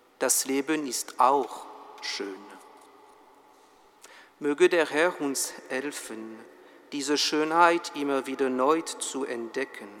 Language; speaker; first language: German; non-native, fluent; French